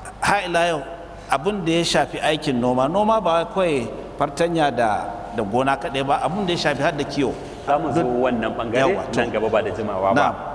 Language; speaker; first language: Hausa; native; Hausa